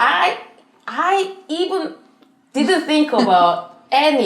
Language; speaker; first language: English; non-native, learner; Korean